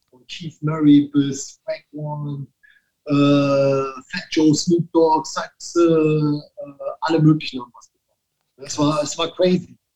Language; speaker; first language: German; native; German